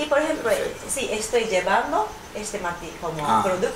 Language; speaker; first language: Spanish; non-native, learner; Japanese